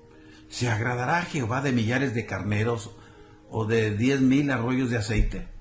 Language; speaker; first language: Spanish; native; Spanish